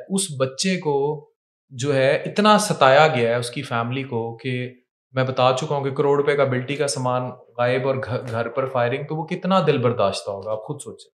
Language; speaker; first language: Urdu; non-native, local second language; Punjabi